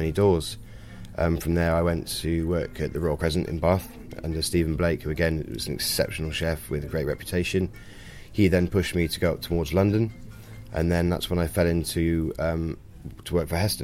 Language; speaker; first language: English; native; English